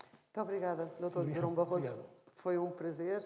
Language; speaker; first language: Portuguese; native; Portuguese